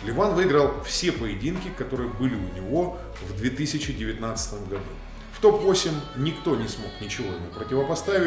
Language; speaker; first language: Russian; native; Russian